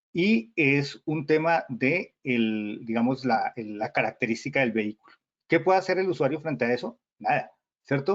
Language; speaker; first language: Spanish; native; Spanish